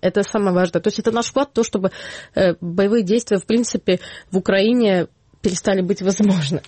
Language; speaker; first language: Russian; native; Russian